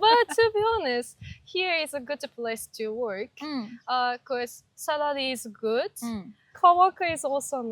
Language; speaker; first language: English; non-native, learner; Japanese